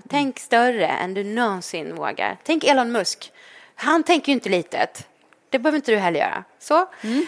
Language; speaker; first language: Swedish; native; Swedish